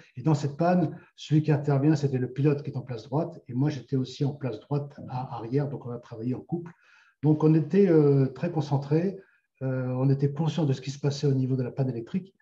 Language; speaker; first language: French; native; French